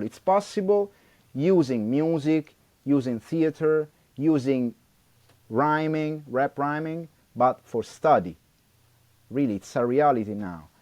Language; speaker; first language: English; non-native, learner; Italian